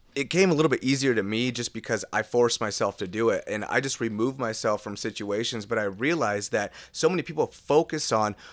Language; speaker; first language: English; native; English